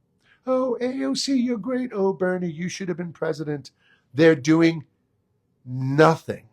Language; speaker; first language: English; native; English